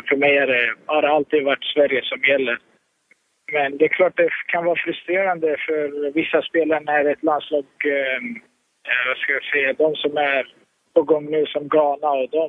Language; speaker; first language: Swedish; early bilingual, other home language; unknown